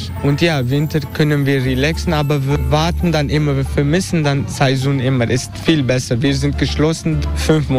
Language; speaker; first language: German; non-native, learner; Turkish